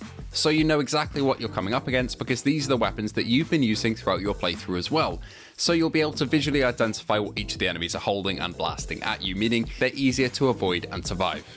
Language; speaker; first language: English; native; English